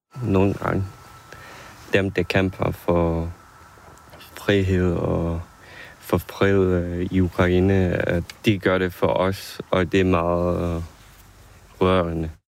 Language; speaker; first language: Danish; non-native, fluent; Ukrainian